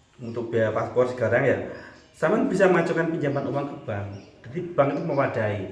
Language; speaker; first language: Indonesian; non-native, local second language; Javanese